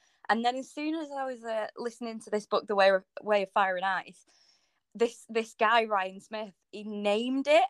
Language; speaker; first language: English; native; English